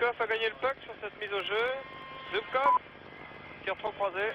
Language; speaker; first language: French; native; French